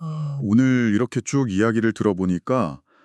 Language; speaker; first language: Korean; native; Korean